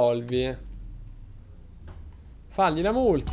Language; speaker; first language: Italian; native; Italian